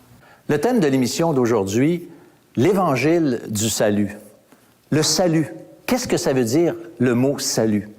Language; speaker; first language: French; native; French